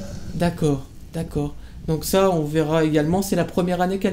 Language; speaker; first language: French; native; French